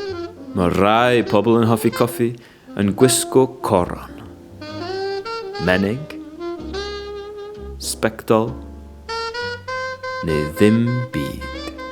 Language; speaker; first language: Welsh; non-native, learner; English